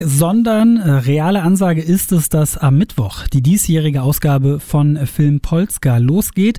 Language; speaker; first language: German; native; German